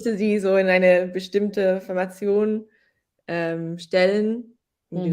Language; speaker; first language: German; non-native, fluent; English